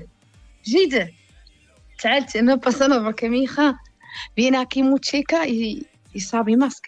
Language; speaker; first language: Spanish; non-native, learner; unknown